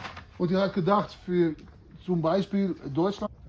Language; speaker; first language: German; non-native, learner; Dutch